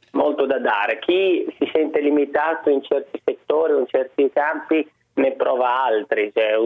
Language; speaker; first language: Italian; early bilingual, other home language; Arabic